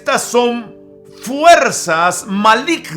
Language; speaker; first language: Spanish; native; Spanish